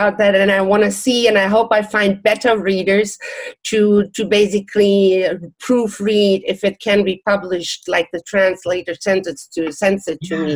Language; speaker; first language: English; non-native, fluent; German